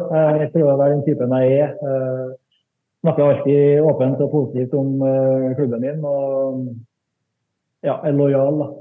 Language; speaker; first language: Norwegian; native; Norwegian